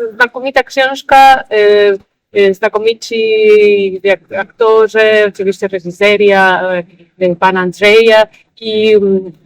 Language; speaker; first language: Polish; non-native, fluent; Spanish